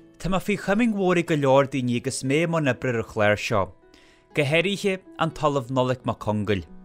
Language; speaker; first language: Irish; native; Irish